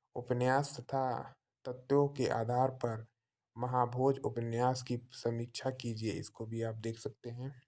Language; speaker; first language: Hindi; native; Hindi